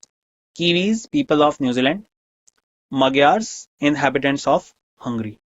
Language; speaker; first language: English; non-native, local second language; Hindi